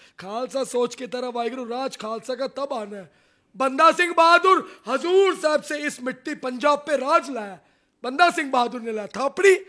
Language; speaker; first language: Hindi; non-native, local second language; Punjabi